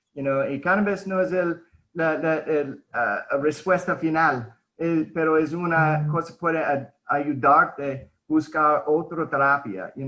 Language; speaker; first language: Spanish; early bilingual, heritage; Spanish